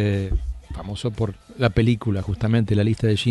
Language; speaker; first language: Spanish; native; Spanish